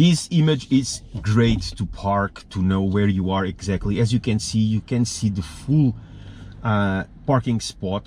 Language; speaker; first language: English; non-native, fluent; Portuguese